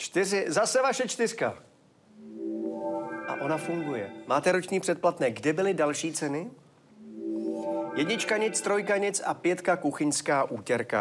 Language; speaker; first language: Czech; native; Czech